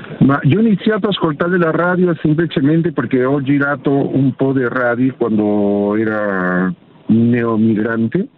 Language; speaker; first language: Italian; non-native, fluent; Spanish